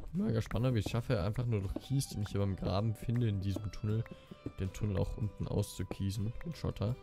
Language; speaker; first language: German; native; German